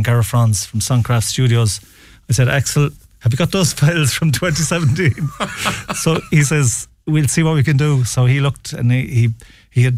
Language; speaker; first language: English; native; English